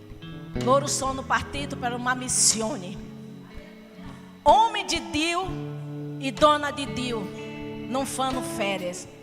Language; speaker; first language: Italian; non-native, learner; Portuguese